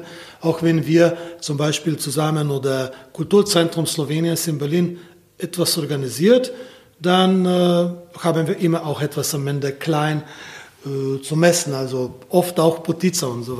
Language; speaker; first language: German; non-native, fluent; Slovenian